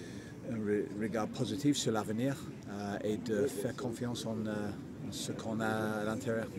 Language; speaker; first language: French; non-native, fluent; English